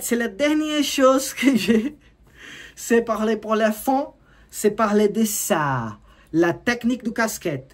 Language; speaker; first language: French; non-native, learner; Portuguese